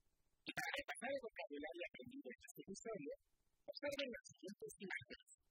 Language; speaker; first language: Spanish; native; Spanish